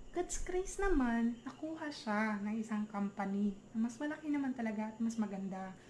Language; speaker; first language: Filipino; non-native, local second language; Cebuano